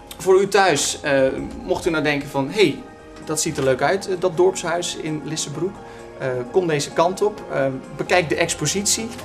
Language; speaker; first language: Dutch; native; Dutch